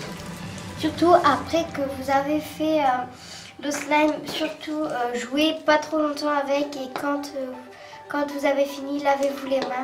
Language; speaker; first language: French; native; French